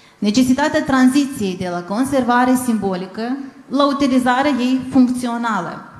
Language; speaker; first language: Romanian; non-native, local second language; Gagauz